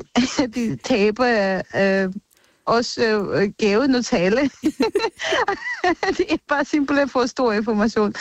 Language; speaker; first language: Danish; non-native, fluent; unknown